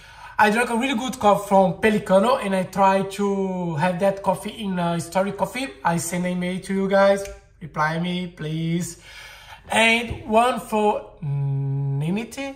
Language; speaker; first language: English; non-native, learner; Portuguese